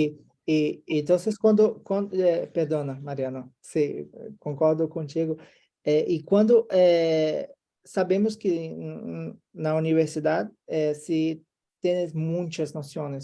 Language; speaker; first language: Spanish; non-native, learner; Portuguese